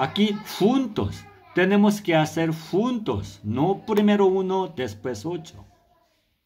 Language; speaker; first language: Spanish; non-native, learner; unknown